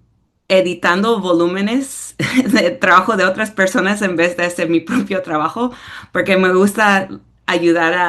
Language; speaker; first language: Spanish; early bilingual, heritage; English